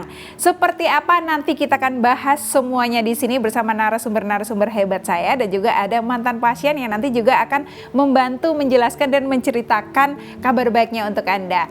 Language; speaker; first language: Indonesian; native; Indonesian